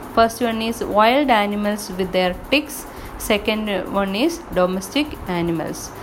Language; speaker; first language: English; non-native, local second language; Malayalam